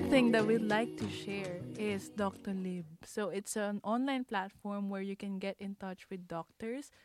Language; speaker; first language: English; non-native, local second language; Filipino